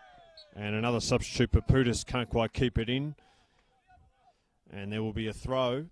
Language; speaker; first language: English; native; English